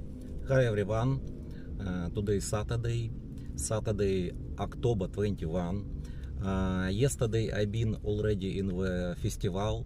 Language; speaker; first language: English; non-native, learner; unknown